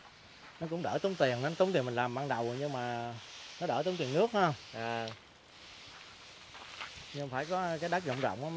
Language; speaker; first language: Vietnamese; native; Vietnamese